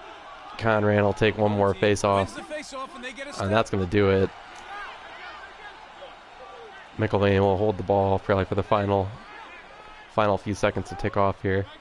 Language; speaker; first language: English; native; English